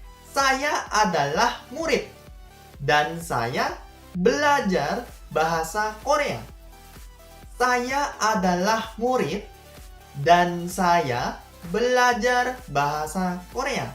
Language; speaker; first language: Indonesian; non-native, fluent; Korean